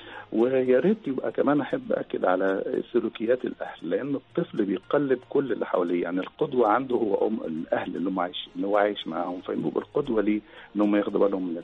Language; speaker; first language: Arabic; native; Arabic